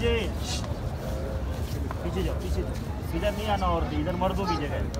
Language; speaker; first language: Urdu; non-native, learner; Arabic